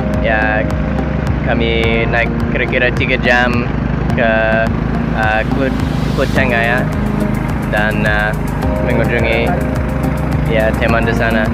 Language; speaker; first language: Indonesian; non-native, learner; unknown